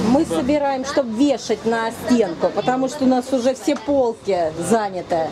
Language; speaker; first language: Russian; native; Russian